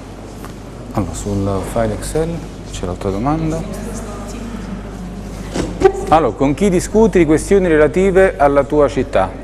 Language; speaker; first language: Italian; native; Italian